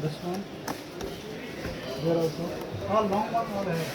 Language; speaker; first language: English; non-native, learner; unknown